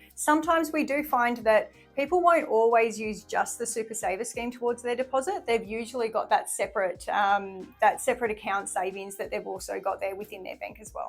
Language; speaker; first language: English; native; English